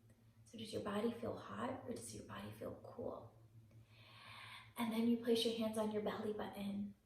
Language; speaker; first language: English; native; English